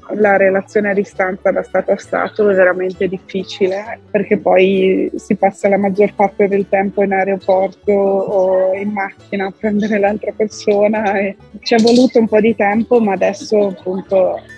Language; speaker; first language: Italian; native; Italian